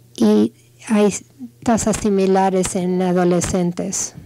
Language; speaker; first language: Spanish; non-native, fluent; English